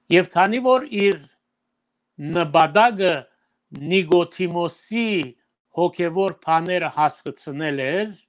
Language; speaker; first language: Armenian; early bilingual, heritage; Armenian